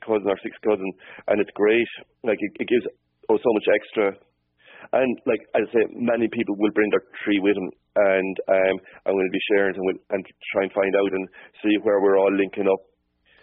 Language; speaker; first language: English; native; English